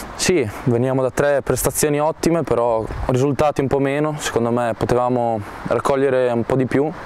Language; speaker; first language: Italian; native; Italian